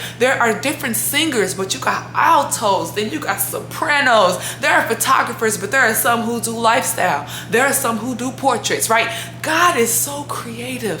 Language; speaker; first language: English; native; English